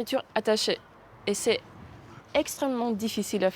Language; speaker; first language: French; non-native, fluent; Russian